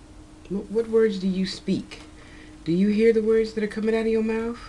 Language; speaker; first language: English; native; English